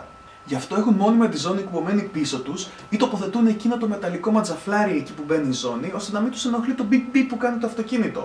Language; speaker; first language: Greek; native; Greek